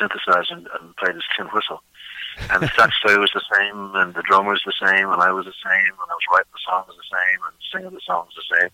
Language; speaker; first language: English; native; English